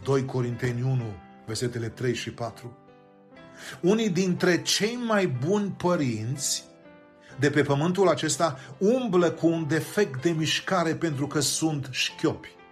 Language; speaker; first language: Romanian; native; Romanian